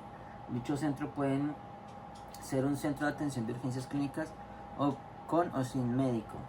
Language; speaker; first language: Spanish; native; Spanish